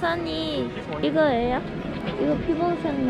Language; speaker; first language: Korean; non-native, learner; Dutch